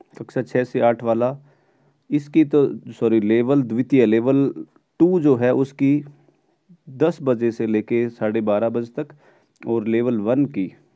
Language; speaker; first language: Hindi; native; Hindi